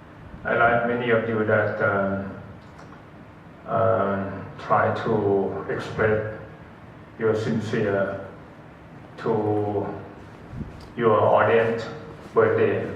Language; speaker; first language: English; non-native, learner; Thai